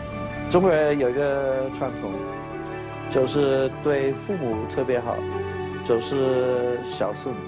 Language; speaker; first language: Chinese; non-native, learner; English